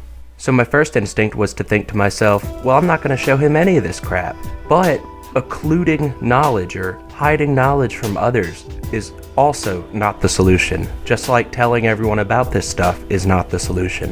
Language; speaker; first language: English; native; English